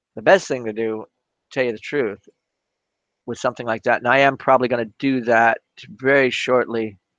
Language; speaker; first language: English; native; English